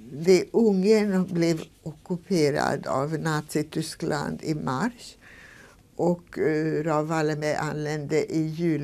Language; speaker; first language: Swedish; non-native, fluent; Hungarian